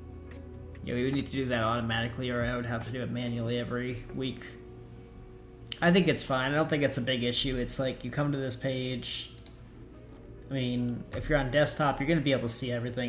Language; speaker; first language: English; native; English